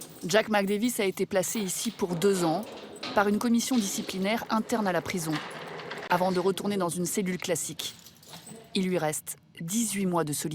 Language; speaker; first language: French; native; French